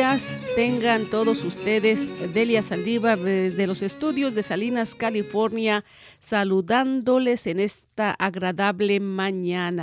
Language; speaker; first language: Spanish; native; Spanish